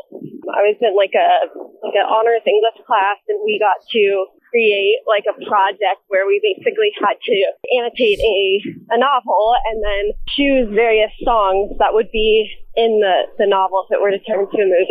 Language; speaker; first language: English; native; English